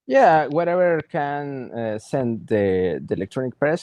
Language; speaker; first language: English; non-native, learner; Spanish